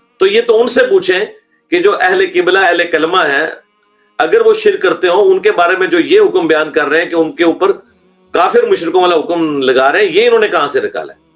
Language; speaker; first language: Urdu; non-native, local second language; Punjabi